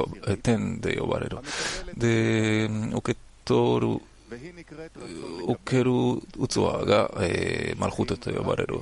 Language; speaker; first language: Japanese; non-native, learner; Hebrew